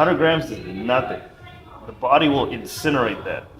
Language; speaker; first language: English; native; English